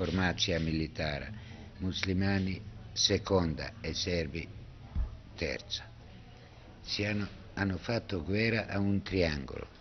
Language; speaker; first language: Italian; non-native, learner; Bosnian